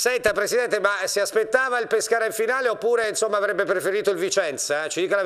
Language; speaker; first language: Italian; native; Italian